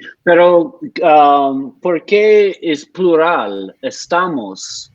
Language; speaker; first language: Spanish; non-native, learner; English